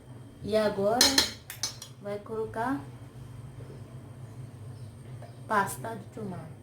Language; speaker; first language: Portuguese; non-native, learner; Haitian Creole